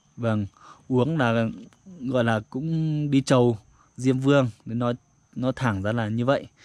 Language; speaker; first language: Vietnamese; non-native, local second language; Iu Mien